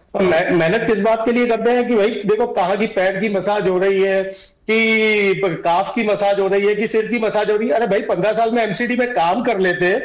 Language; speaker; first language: Hindi; native; Hindi